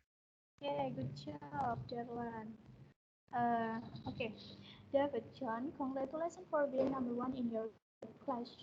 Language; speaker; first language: English; non-native, fluent; Indonesian